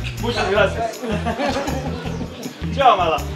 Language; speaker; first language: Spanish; non-native, learner; Serbian